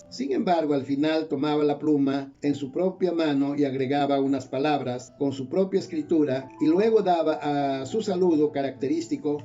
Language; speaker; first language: Spanish; native; Spanish